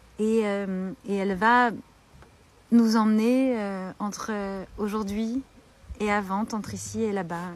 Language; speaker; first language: French; native; French